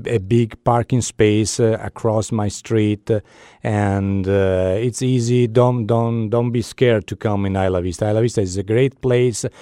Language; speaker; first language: English; non-native, fluent; Italian